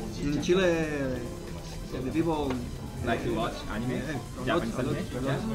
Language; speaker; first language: English; non-native, learner; Spanish